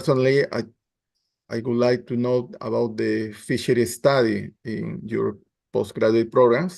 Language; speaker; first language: English; non-native, learner; Spanish